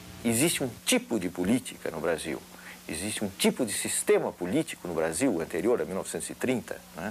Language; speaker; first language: Portuguese; native; Portuguese